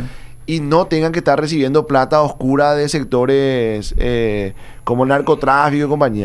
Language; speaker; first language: Spanish; native; Spanish